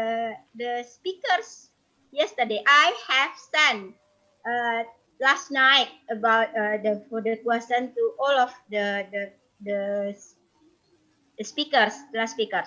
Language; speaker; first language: English; non-native, fluent; Indonesian